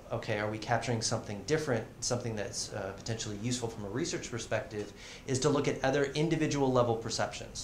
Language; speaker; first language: English; native; English